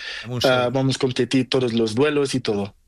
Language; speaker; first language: Spanish; non-native, learner; Portuguese